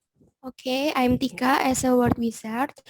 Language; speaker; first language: English; non-native, learner; Indonesian